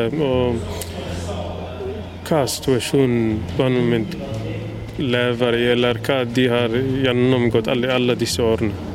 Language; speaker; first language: Norwegian; early bilingual, other home language; Somali